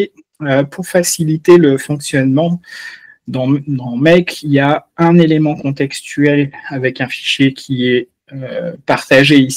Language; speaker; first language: French; native; French